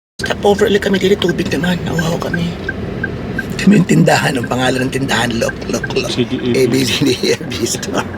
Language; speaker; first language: Filipino; native; Filipino